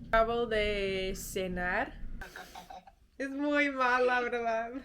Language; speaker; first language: Spanish; non-native, learner; English